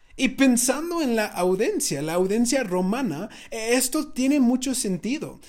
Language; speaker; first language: Spanish; non-native, fluent; English